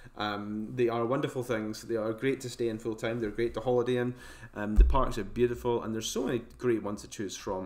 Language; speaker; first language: English; native; English